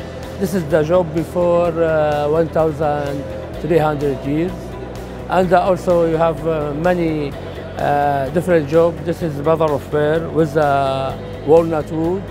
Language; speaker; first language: English; non-native, learner; Arabic